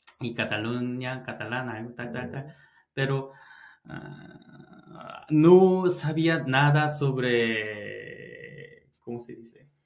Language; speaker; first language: Spanish; non-native, learner; Korean